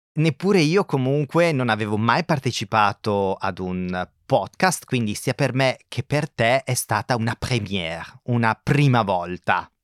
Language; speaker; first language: Italian; native; Italian